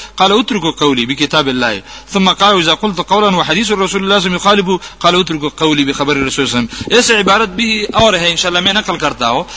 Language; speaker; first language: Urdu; non-native, local second language; Pashto